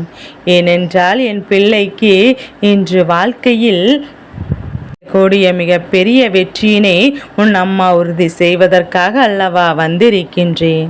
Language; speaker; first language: Tamil; native; Tamil